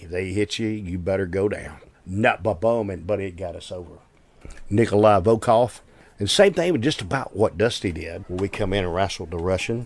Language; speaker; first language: English; native; English